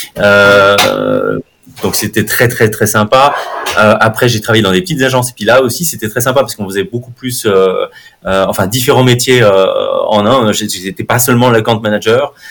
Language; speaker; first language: French; native; French